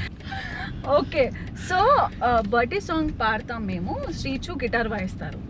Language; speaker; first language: Telugu; native; Telugu